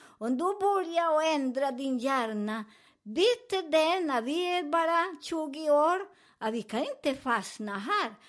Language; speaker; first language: Swedish; non-native, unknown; Spanish